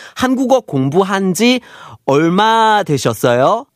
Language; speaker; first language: Korean; non-native, fluent; English